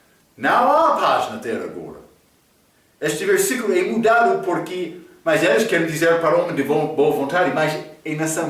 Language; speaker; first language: Portuguese; non-native, fluent; English